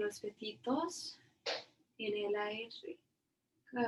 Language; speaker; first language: Spanish; non-native, learner; English